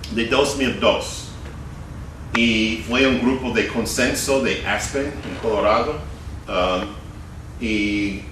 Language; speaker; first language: Spanish; non-native, fluent; English